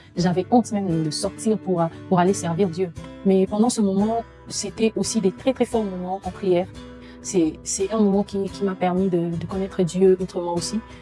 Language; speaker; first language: French; non-native, local second language; Lingala